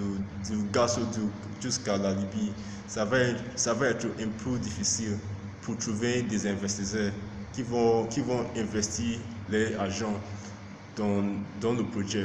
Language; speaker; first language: French; non-native, fluent; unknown